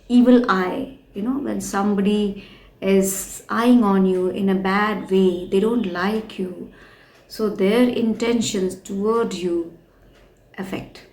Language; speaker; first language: English; non-native, local second language; Hindi